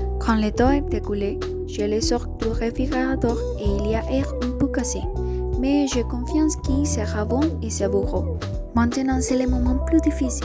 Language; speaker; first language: French; non-native, learner; Spanish